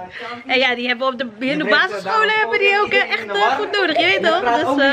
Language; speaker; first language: Dutch; native; Dutch